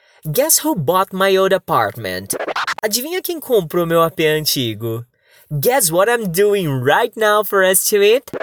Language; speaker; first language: English; non-native, fluent; Portuguese